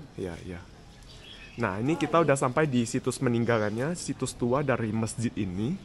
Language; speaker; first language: Indonesian; native; Indonesian